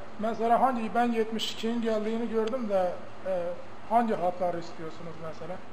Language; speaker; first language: Turkish; native; Turkish